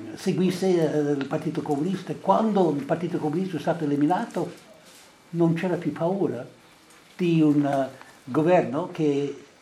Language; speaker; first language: Italian; non-native, fluent; English